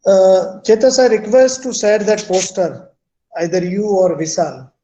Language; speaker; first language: English; non-native, local second language; Gujarati